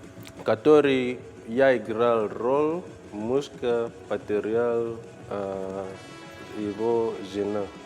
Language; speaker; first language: Russian; non-native, learner; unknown